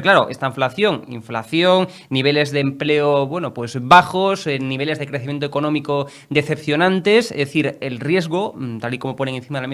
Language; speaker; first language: Spanish; native; Spanish